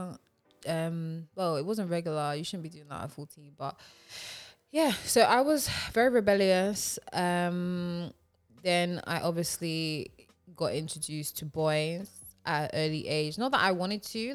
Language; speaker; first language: English; native; English